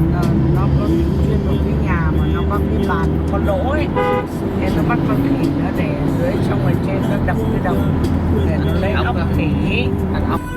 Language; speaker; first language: Vietnamese; native; Vietnamese